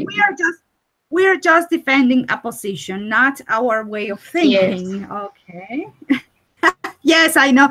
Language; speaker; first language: English; non-native, fluent; Spanish